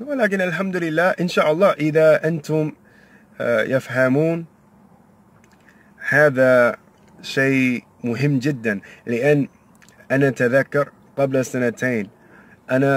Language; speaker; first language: Arabic; non-native, learner; English